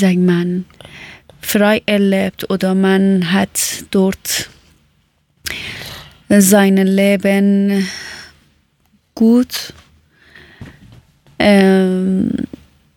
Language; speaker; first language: German; non-native, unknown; Persian